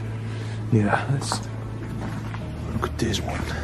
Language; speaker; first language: English; non-native, fluent; Dutch